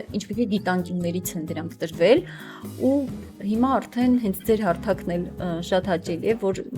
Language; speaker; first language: Armenian; non-native, local second language; Kurdish